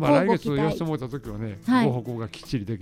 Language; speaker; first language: Japanese; native; Japanese